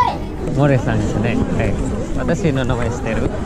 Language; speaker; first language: Japanese; non-native, learner; Sundanese